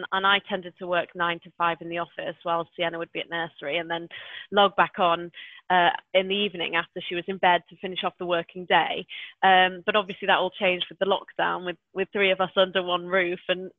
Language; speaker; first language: English; native; English